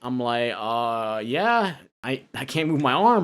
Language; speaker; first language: English; native; English